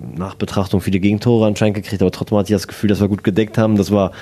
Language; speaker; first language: German; native; German